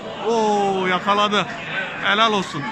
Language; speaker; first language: Turkish; native; Turkish